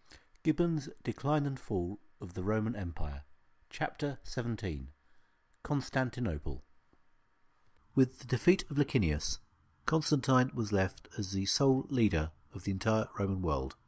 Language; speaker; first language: English; native; English